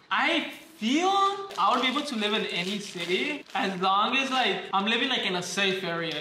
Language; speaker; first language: English; non-native, fluent; Spanish